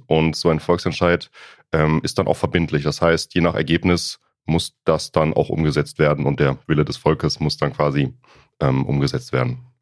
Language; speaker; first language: German; native; German